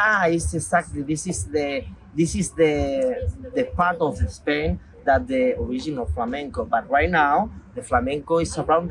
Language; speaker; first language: English; non-native, local second language; Spanish